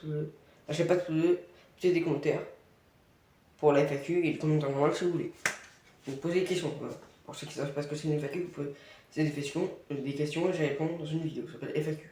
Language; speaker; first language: French; native; French